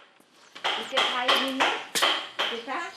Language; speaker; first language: Korean; non-native, learner; Vietnamese